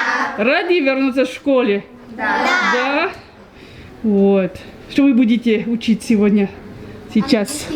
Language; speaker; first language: Russian; non-native, learner; French